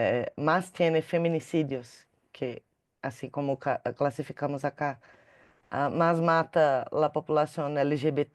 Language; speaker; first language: Spanish; non-native, learner; Portuguese